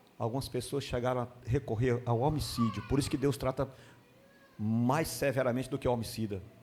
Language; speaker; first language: Portuguese; native; Portuguese